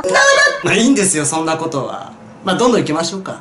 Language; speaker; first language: Japanese; native; Japanese